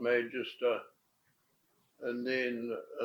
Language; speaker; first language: English; native; English